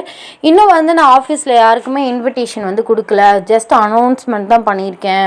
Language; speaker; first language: Tamil; native; Tamil